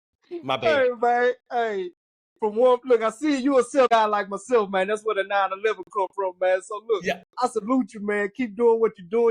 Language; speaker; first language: English; native; English